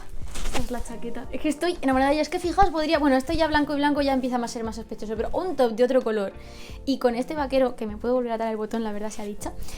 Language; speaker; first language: Spanish; native; Spanish